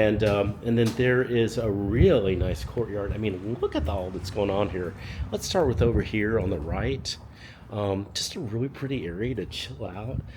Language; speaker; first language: English; native; English